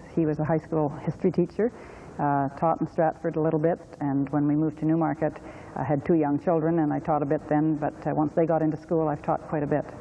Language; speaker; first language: English; native; English